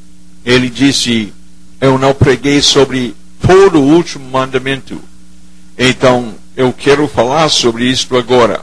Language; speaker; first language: Portuguese; non-native, fluent; English